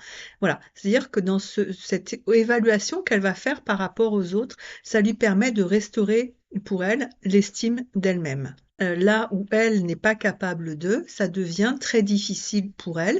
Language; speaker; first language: French; native; French